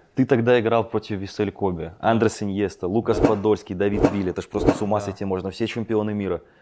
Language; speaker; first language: Russian; native; Russian